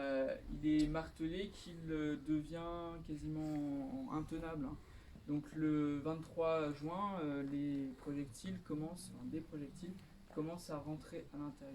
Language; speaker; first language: French; native; French